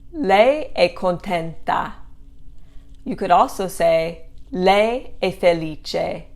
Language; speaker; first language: Italian; non-native, fluent; English